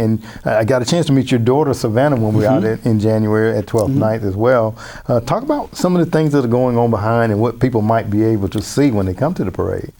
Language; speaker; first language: English; native; English